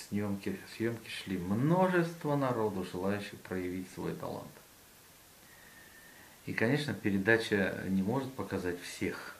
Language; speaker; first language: Russian; native; Russian